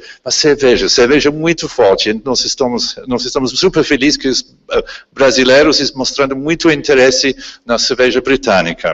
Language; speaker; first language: Portuguese; non-native, fluent; English